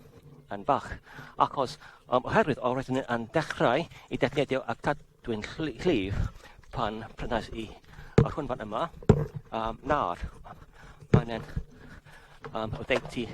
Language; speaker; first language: Welsh; non-native, learner; English